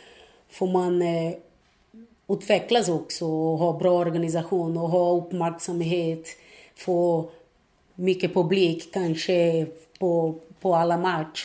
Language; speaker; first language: Swedish; non-native, fluent; Portuguese